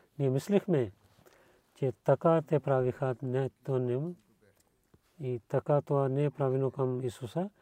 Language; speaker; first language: Bulgarian; non-native, learner; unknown